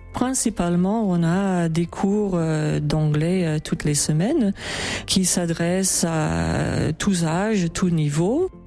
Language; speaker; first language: French; non-native, fluent; English